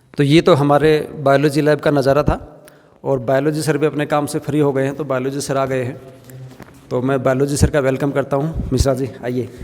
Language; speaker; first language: Hindi; native; Hindi